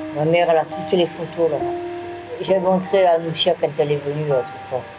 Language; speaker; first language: French; native; French